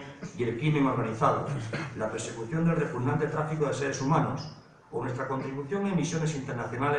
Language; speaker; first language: Spanish; native; Spanish